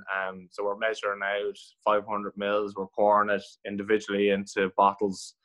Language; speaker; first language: English; native; English